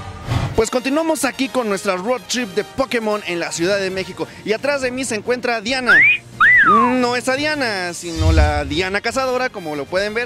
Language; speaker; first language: Spanish; native; Spanish